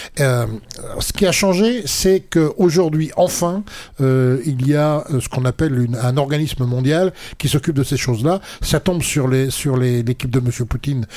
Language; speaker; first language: French; native; French